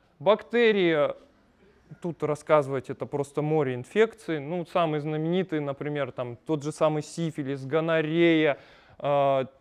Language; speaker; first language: Russian; native; Russian